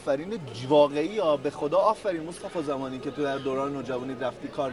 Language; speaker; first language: Persian; native; Persian